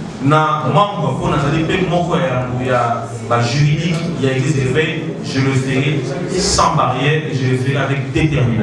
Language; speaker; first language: French; non-native, local second language; Lingala